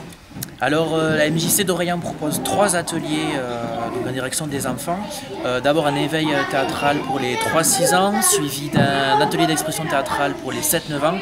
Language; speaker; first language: French; native; French